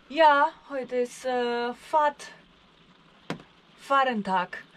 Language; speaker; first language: German; non-native, learner; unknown